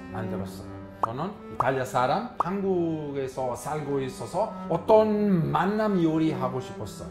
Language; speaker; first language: Korean; non-native, fluent; Italian